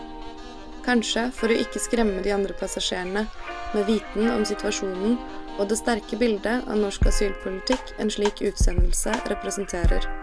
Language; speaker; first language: Norwegian; native; Norwegian